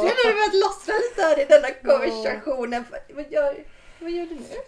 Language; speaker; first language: Swedish; native; Swedish